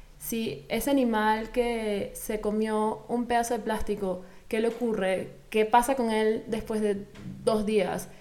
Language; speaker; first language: Spanish; native; Spanish